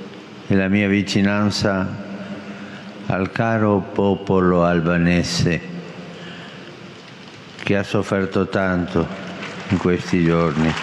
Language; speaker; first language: Italian; non-native, fluent; Spanish